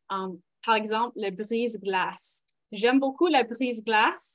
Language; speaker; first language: French; non-native, local second language; English